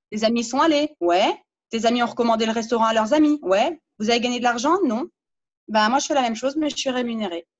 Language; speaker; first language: French; native; French